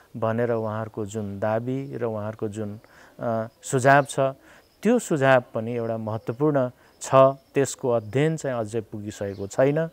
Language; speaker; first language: Nepali; native; Nepali